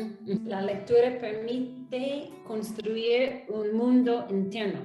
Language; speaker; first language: Spanish; non-native, fluent; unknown